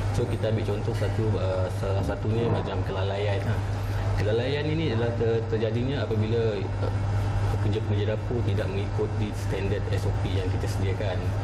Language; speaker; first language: Malay; native; Malay